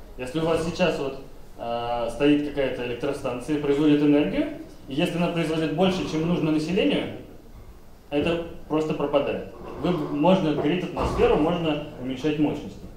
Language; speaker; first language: Russian; native; Russian